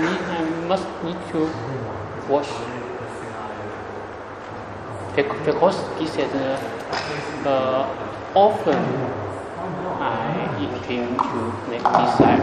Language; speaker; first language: English; non-native, learner; Chinese